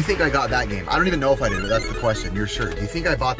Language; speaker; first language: English; native; English